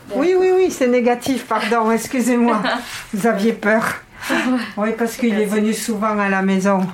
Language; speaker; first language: French; native; French